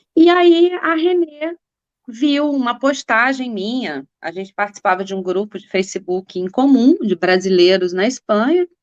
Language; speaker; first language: Portuguese; native; Portuguese